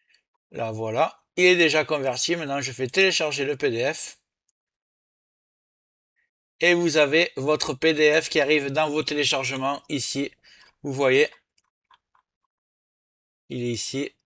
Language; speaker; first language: French; native; French